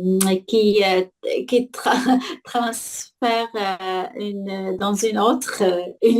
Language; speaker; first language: French; non-native, learner; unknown